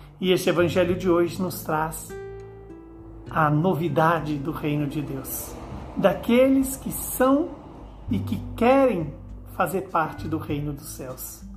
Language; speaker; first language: Portuguese; native; Portuguese